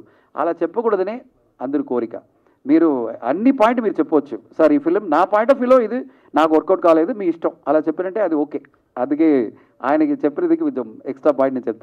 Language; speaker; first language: Telugu; non-native, fluent; Tamil